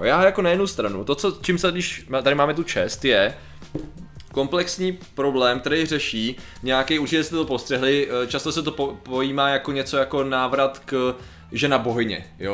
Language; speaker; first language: Czech; native; Czech